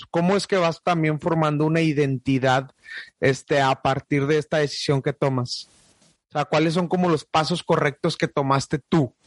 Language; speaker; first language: Spanish; native; Spanish